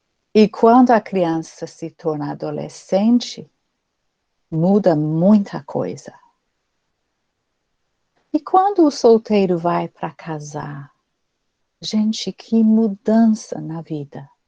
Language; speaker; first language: Portuguese; non-native, fluent; English